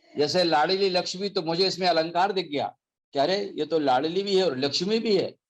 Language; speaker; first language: Hindi; native; Hindi